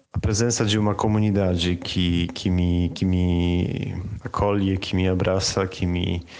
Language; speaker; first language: Portuguese; non-native, fluent; Polish